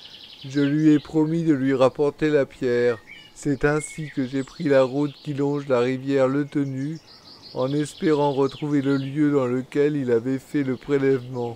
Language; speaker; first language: French; native; French